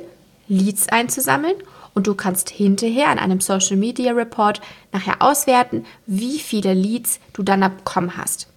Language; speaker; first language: German; native; German